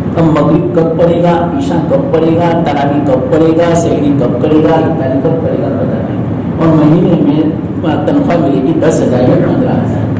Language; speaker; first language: Urdu; non-native, local second language; Gujarati